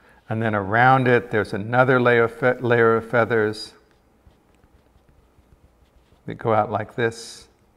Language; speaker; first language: English; native; English